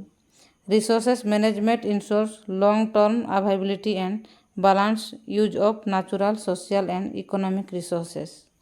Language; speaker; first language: English; non-native, local second language; Odia